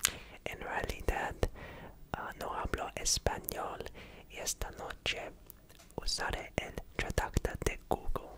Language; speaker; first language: Spanish; non-native, learner; English